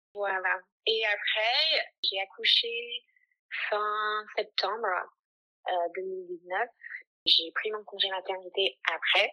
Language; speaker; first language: French; non-native, fluent; English